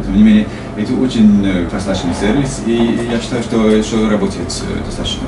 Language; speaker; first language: Russian; non-native, learner; English